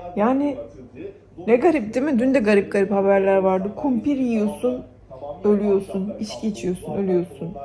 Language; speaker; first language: Turkish; native; Turkish